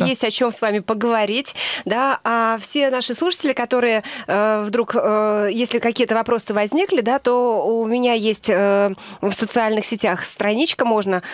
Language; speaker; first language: Russian; native; Russian